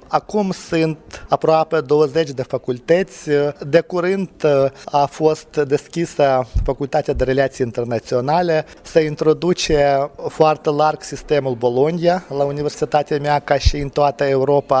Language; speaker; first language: Romanian; non-native, fluent; Ukrainian